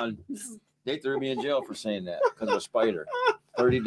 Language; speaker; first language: English; native; English